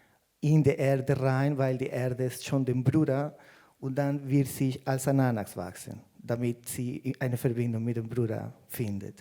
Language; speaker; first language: German; non-native, fluent; Spanish